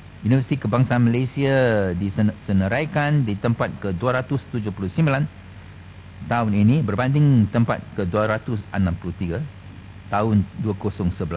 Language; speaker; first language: Malay; non-native, local second language; Chinese